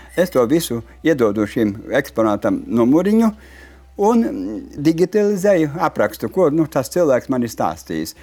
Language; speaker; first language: Latvian; native; Latvian